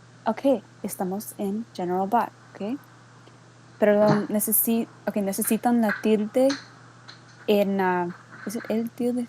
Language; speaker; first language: Spanish; non-native, learner; English